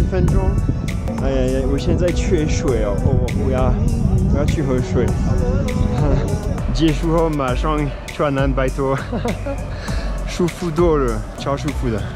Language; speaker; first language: Chinese; non-native, fluent; French